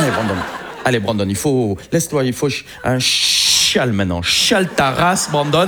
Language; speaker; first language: French; native; French